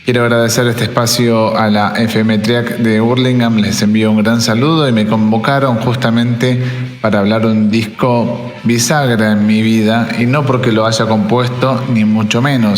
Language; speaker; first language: Spanish; native; Spanish